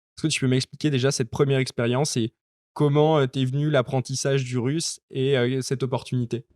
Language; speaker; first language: French; native; French